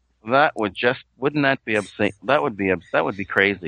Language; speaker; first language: English; native; English